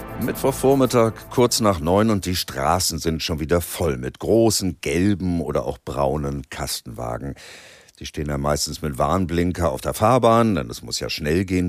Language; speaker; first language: German; native; German